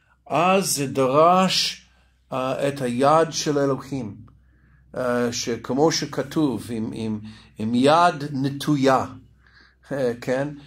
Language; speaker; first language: Hebrew; non-native, fluent; English